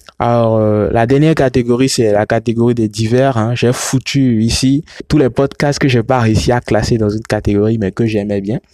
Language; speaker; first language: French; non-native, local second language; Yoruba